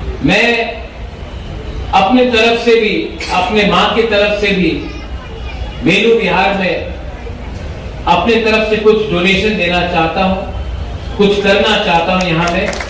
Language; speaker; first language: Hindi; non-native, local second language; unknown